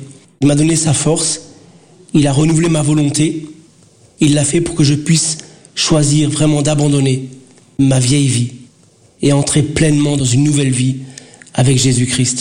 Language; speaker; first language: French; early bilingual, other home language; Portuguese